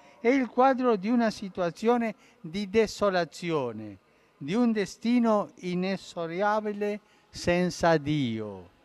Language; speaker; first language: Italian; early bilingual, heritage; Spanish